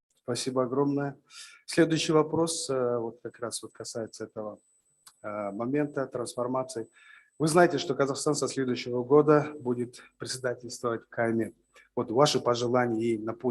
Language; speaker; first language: Russian; native; Russian